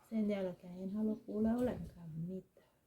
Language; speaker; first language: Finnish; non-native, learner; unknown